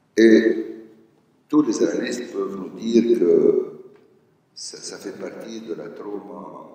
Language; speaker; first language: French; non-native, local second language; Arabic